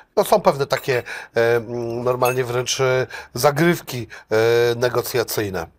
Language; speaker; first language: Polish; native; Polish